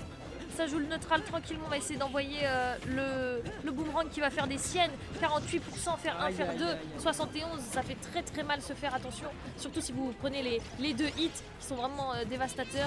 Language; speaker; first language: French; native; French